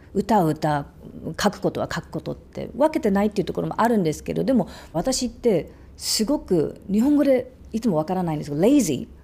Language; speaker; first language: Japanese; early bilingual, other home language; English